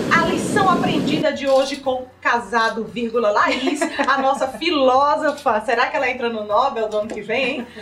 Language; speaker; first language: Portuguese; native; Portuguese